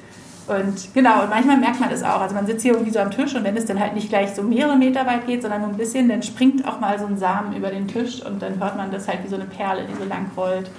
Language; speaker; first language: German; native; German